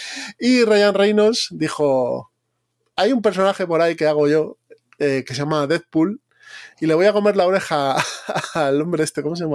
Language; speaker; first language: Spanish; native; Spanish